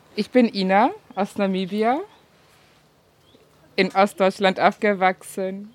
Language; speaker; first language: German; early bilingual, other home language; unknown